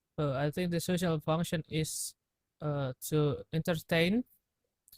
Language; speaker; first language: English; non-native, learner; Indonesian